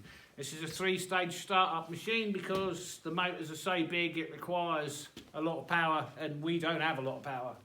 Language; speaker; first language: English; native; English